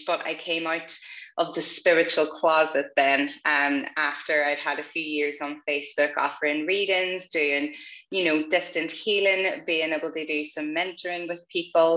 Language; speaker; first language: English; native; English